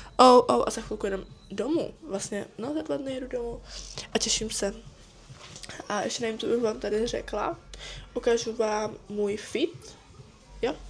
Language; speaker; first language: Czech; native; Czech